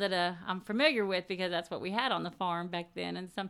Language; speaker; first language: English; native; English